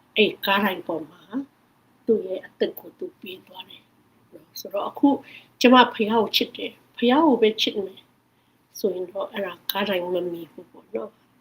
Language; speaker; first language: Burmese; non-native, local second language; Hakha Chin